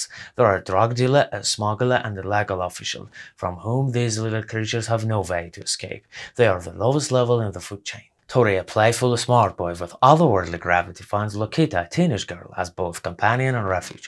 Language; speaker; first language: English; non-native, fluent; Persian